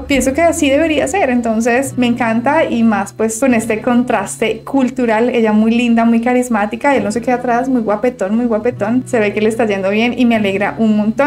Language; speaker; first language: Spanish; native; Spanish